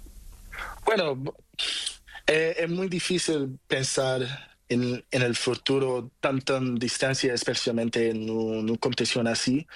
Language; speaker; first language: Spanish; non-native, learner; Portuguese